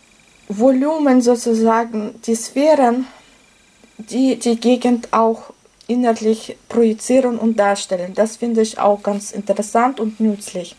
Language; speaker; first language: German; non-native, fluent; Russian